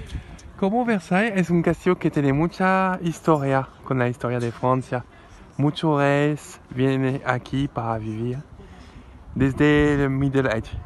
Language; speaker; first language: Spanish; non-native, learner; French